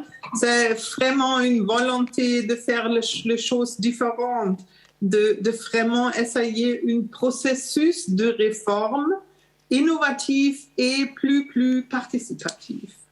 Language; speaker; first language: French; non-native, fluent; German